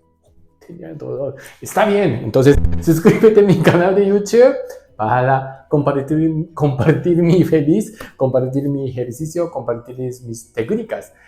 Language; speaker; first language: Spanish; non-native, learner; Japanese